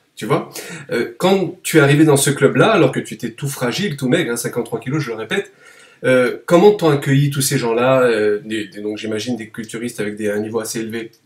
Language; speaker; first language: French; native; French